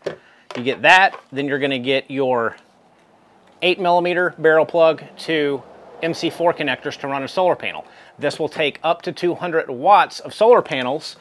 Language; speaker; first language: English; native; English